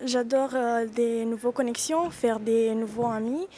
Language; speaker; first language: French; non-native, learner; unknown